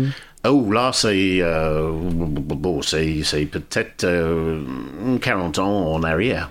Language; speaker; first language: French; non-native, fluent; English